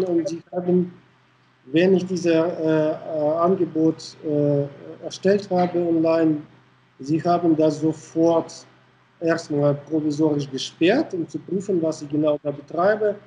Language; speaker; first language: German; non-native, fluent; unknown